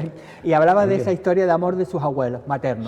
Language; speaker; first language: Spanish; native; Spanish